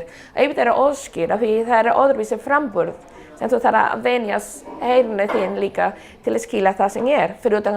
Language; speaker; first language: Icelandic; non-native, fluent; Spanish